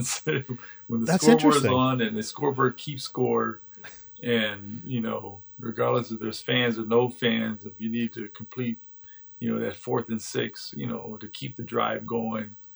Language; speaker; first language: English; native; English